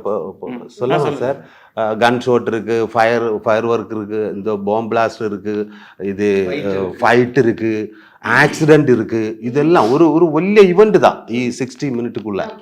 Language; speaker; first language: Tamil; non-native, learner; Malayalam